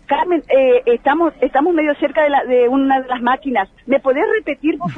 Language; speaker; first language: Spanish; native; Spanish